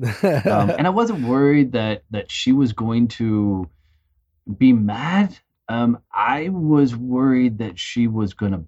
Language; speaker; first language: English; native; English